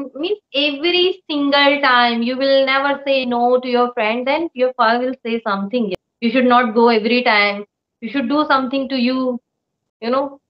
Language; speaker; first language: English; non-native, local second language; Hindi